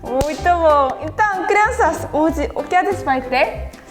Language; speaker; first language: Portuguese; non-native, fluent; Korean